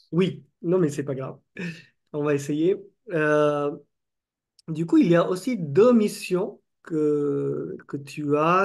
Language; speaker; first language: French; non-native, fluent; Marathi